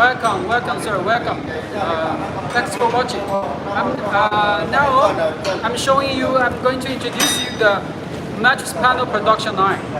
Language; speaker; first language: English; non-native, fluent; Chinese